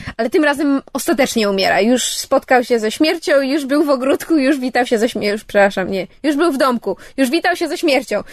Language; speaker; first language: Polish; early bilingual, heritage; English